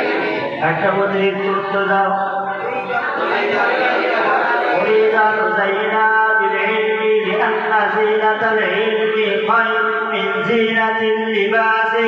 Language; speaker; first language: Arabic; non-native, fluent; Bangla